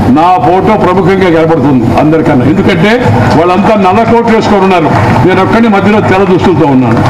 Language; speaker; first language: Telugu; native; Telugu